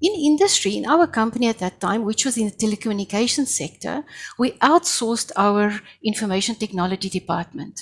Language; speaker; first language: English; non-native, local second language; Afrikaans